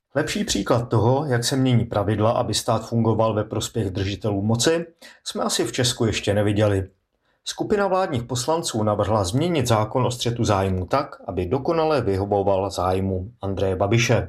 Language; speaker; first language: Czech; native; Czech